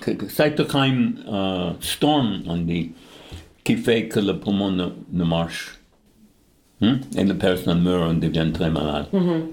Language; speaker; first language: French; non-native, fluent; English